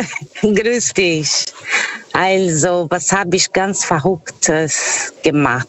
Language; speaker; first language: German; non-native, fluent; Portuguese